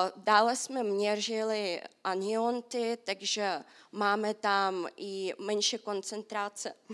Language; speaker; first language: Czech; non-native, fluent; Russian